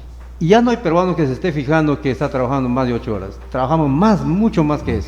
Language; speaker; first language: Spanish; native; Spanish